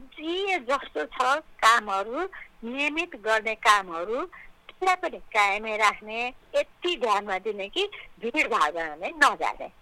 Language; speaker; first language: Nepali; native; Nepali